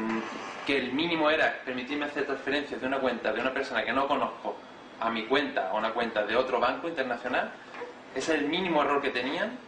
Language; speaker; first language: Spanish; native; Spanish